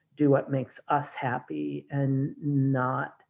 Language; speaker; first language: English; native; English